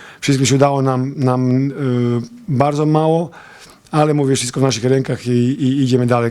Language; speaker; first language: Polish; non-native, fluent; Serbian